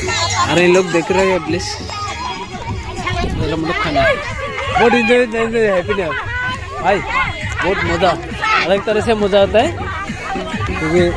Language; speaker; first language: Hindi; non-native, local second language; Assamese